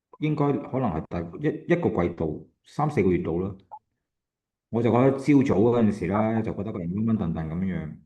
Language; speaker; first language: Cantonese; native; Cantonese